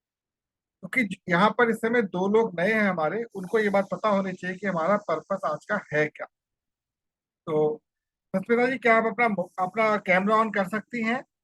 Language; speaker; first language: Hindi; native; Hindi